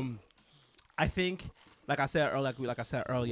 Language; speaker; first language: English; non-native, local second language; Yoruba